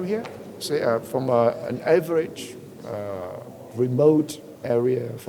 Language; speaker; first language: English; non-native, fluent; Thai